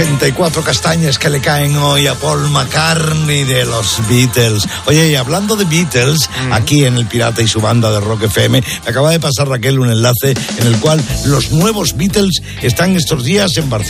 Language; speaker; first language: Spanish; native; Spanish